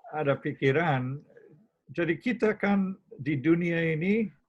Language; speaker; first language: Indonesian; non-native, fluent; English